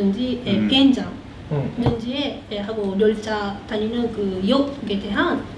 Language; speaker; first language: Korean; early bilingual, heritage; Korean